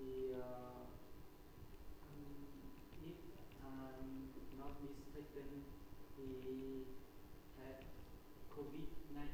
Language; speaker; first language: English; non-native, learner; Vietnamese